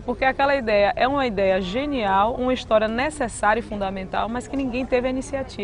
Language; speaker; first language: Portuguese; native; Portuguese